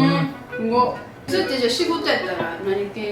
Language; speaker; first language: Japanese; native; Japanese